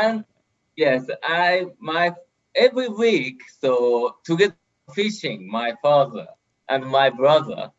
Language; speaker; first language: English; non-native, learner; Japanese